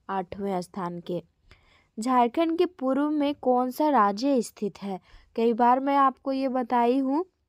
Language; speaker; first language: Hindi; native; Hindi